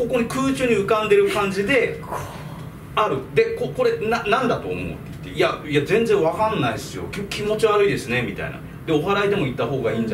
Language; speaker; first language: Japanese; native; Japanese